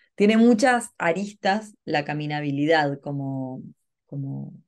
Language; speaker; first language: Spanish; native; Spanish